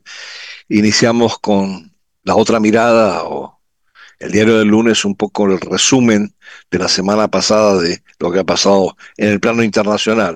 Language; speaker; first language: Spanish; native; Spanish